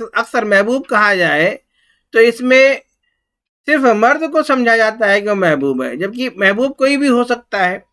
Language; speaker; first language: Urdu; native; Urdu